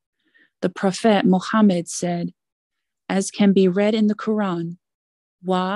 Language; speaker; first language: English; native; English